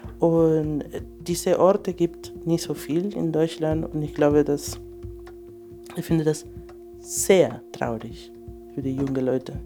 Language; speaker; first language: German; non-native, fluent; Spanish